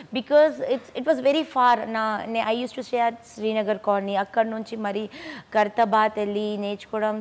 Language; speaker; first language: Telugu; non-native, local second language; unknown